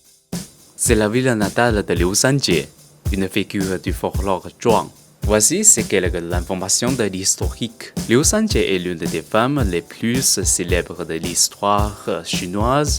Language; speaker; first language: French; non-native, learner; Chinese